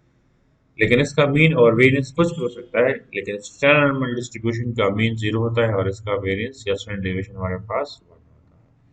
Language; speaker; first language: Hindi; non-native, local second language; Punjabi